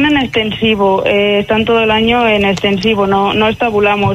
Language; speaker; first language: Spanish; native; Spanish